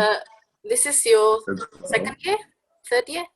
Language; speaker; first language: English; non-native, fluent; Indonesian